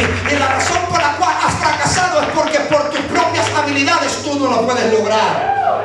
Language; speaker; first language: Spanish; early bilingual, heritage; Spanish